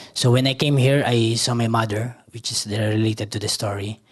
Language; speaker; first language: English; non-native, local second language; Filipino